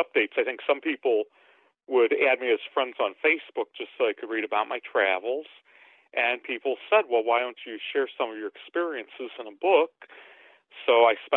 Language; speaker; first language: English; native; English